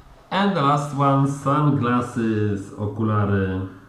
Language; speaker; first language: English; non-native, fluent; Polish